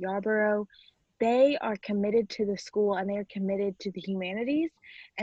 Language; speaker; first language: English; native; English